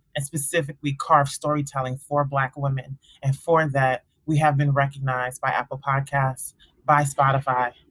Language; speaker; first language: English; early bilingual, other home language; Akan